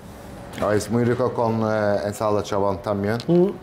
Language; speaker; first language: Spanish; non-native, learner; Turkish